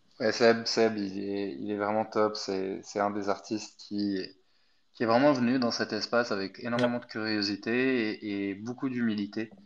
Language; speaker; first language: French; non-native, fluent; Arabic